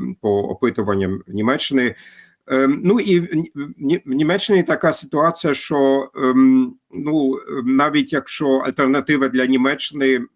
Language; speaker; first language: Ukrainian; non-native, fluent; German